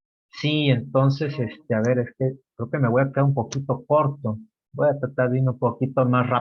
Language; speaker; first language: Spanish; native; Spanish